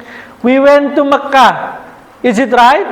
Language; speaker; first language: English; non-native, learner; Indonesian